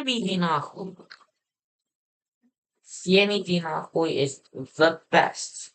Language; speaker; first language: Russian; non-native, learner; English